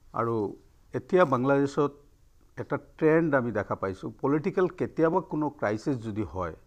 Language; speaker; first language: Assamese; non-native, local second language; Bangla